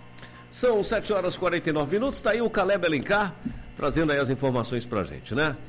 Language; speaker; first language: Portuguese; native; Portuguese